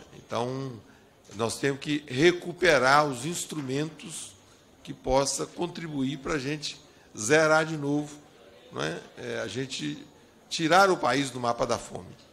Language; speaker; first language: Portuguese; native; Portuguese